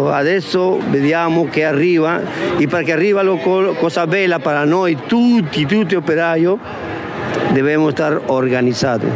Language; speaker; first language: Italian; non-native, learner; Spanish